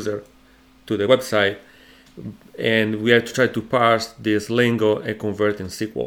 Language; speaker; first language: English; non-native, fluent; Italian